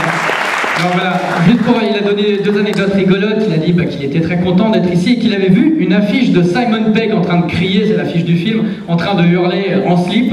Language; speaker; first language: French; native; French